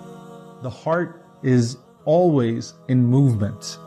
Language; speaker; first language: English; native; English